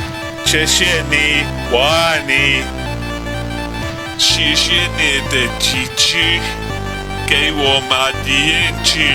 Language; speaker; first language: Chinese; non-native, learner; English